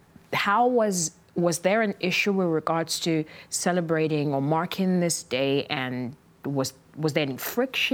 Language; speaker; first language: English; non-native, local second language; Akan